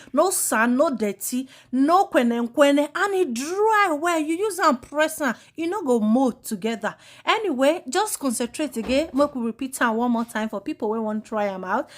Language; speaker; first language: Nigerian Pidgin; non-native, local second language; Igbo